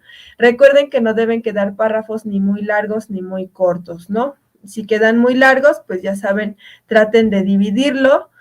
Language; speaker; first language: Spanish; native; Spanish